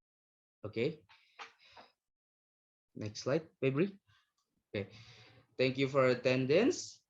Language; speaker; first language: English; non-native, learner; Indonesian